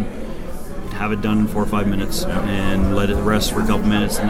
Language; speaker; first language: English; native; English